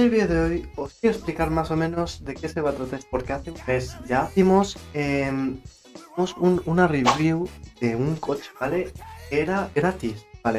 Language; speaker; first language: Spanish; native; Spanish